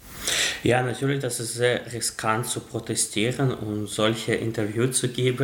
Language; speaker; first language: German; non-native, fluent; Russian